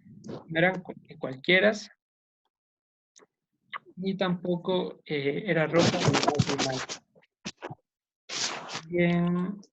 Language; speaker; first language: Spanish; native; Spanish